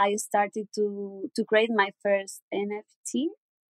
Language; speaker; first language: English; non-native, learner; Spanish